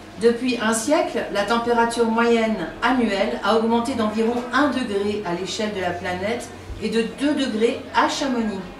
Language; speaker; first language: French; native; French